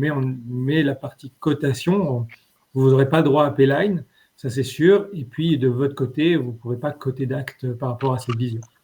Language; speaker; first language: French; native; French